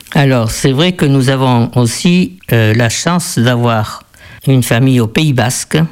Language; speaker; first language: French; early bilingual, other home language; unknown